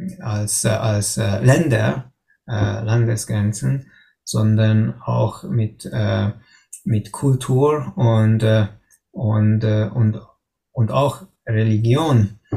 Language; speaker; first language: German; non-native, learner; Hungarian